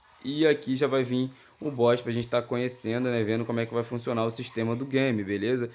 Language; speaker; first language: Portuguese; native; Portuguese